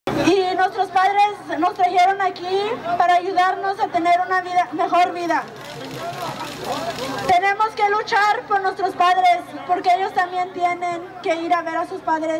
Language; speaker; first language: Spanish; early bilingual, heritage; Spanish